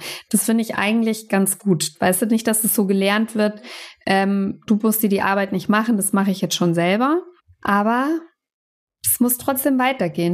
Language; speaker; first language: German; native; German